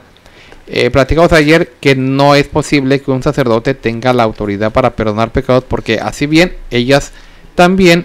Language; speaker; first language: Spanish; native; Spanish